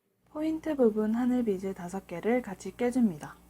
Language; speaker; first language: Korean; native; Korean